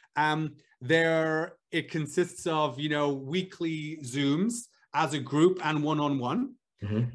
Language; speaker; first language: English; native; English